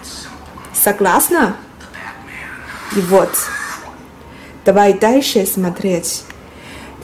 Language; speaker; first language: Russian; non-native, learner; Chinese